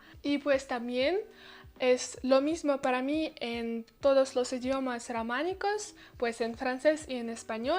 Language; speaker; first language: Spanish; non-native, learner; Russian